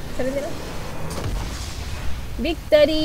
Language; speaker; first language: Spanish; native; Spanish